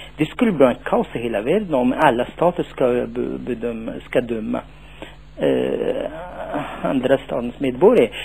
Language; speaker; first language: Swedish; non-native, fluent; Tachelhit